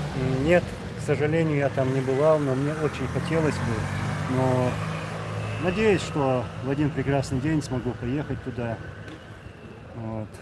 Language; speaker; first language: Russian; non-native, local second language; Chechen